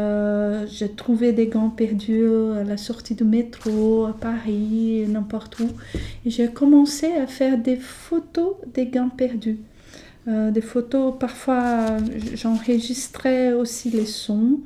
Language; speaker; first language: French; non-native, fluent; Portuguese